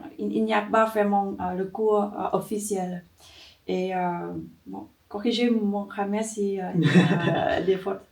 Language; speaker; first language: French; non-native, learner; Vietnamese